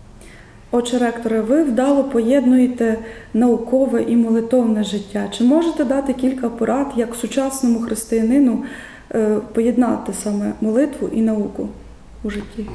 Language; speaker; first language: Ukrainian; native; Ukrainian